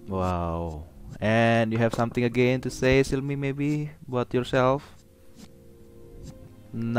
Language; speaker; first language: English; non-native, learner; Indonesian